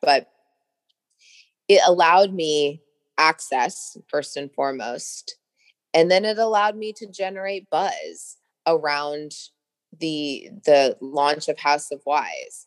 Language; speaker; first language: English; native; English